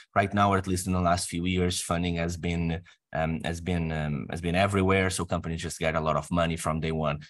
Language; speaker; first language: English; non-native, fluent; Portuguese